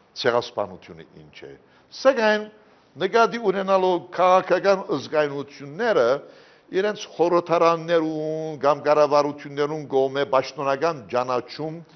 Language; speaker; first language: Armenian; early bilingual, heritage; Armenian